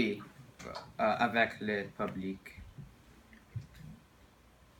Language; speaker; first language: French; non-native, learner; English